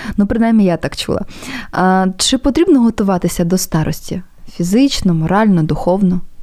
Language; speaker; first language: Ukrainian; native; Ukrainian